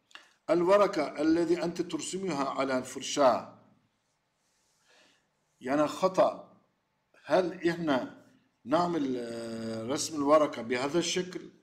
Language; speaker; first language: Arabic; non-native, learner; Turkish